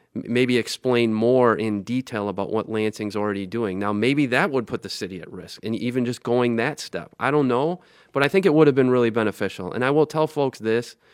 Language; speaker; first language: English; native; English